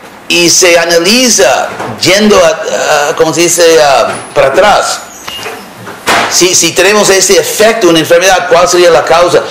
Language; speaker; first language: Spanish; non-native, fluent; English